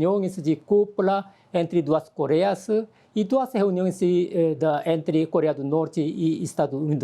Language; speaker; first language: Portuguese; non-native, fluent; Korean